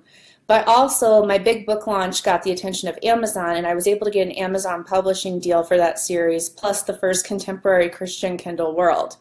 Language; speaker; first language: English; native; English